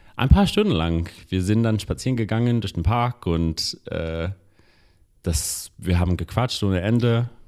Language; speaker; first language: German; non-native, fluent; English